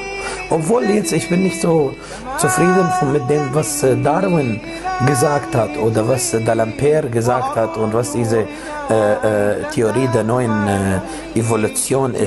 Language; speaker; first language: German; non-native, fluent; Arabic